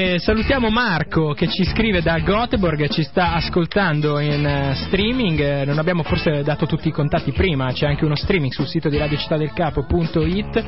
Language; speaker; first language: Italian; native; Italian